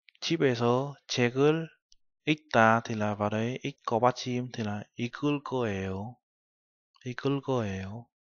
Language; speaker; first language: Korean; non-native, learner; Vietnamese